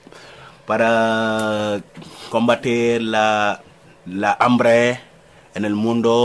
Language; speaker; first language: Spanish; non-native, learner; Wolof